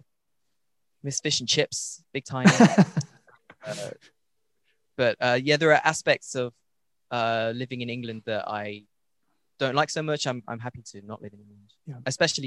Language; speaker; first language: English; native; English